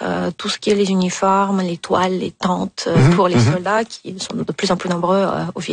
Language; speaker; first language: French; non-native, fluent; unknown